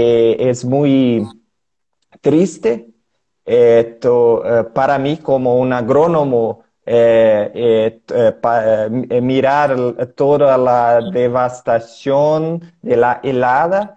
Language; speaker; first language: Spanish; non-native, learner; Portuguese